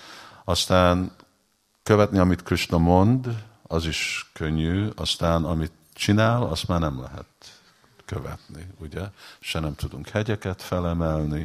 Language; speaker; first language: Hungarian; early bilingual, heritage; Hungarian